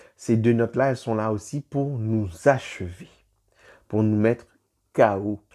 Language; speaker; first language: French; native; French